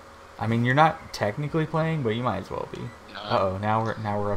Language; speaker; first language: English; native; English